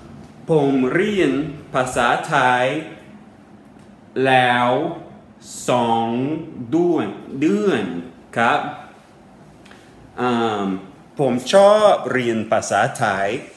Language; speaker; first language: Thai; non-native, learner; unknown